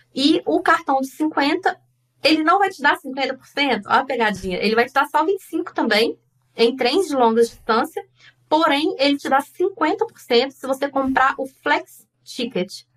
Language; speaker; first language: Portuguese; native; Portuguese